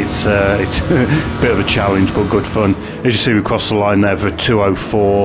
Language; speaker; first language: English; native; English